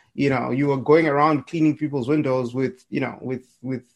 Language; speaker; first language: English; non-native, local second language; Shona